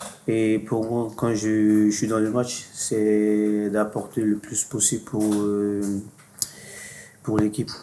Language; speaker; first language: French; non-native, fluent; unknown